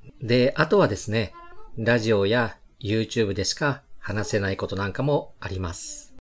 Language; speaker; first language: Japanese; native; Japanese